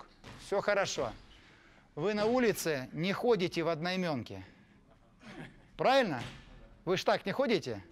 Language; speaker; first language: Russian; native; Russian